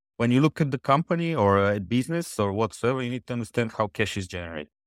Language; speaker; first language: English; non-native, fluent; Bulgarian